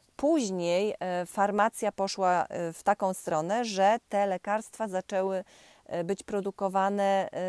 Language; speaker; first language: Polish; native; Polish